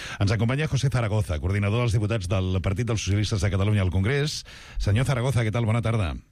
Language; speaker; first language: Catalan; native; Catalan